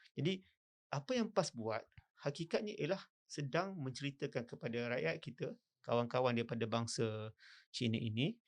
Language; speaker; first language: Malay; native; Malay